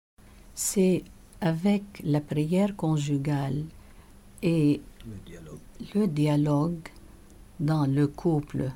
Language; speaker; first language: French; non-native, local second language; Arabic